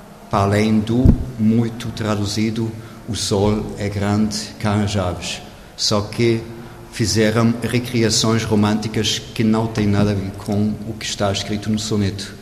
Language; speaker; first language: Portuguese; non-native, fluent; German